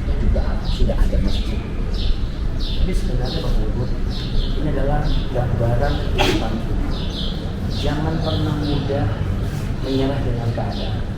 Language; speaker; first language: Indonesian; native; Indonesian